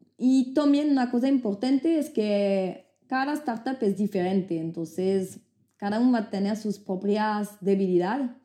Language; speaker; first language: Spanish; non-native, fluent; French